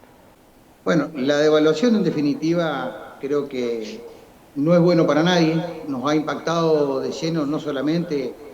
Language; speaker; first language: Spanish; native; Spanish